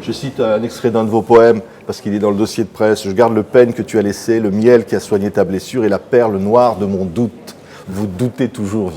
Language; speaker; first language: French; native; French